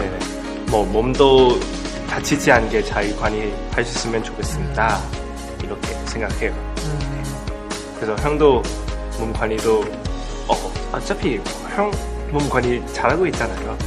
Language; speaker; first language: Korean; non-native, learner; Cantonese